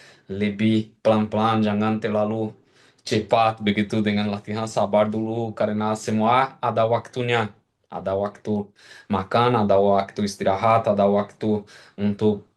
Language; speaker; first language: Indonesian; non-native, fluent; Portuguese